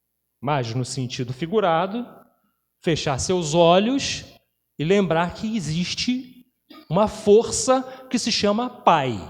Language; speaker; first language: Portuguese; native; Portuguese